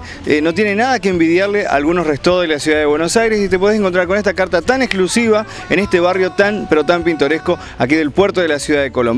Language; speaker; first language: Spanish; native; Spanish